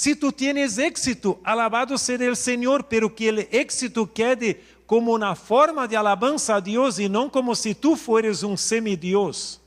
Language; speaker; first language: Spanish; non-native, local second language; Portuguese